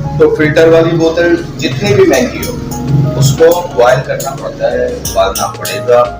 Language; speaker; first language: Urdu; native; Urdu